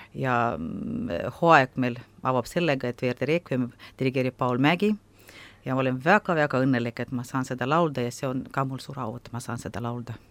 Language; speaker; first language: Estonian; non-native, local second language; Russian